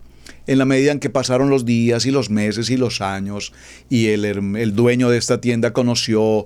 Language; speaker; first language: Spanish; native; Spanish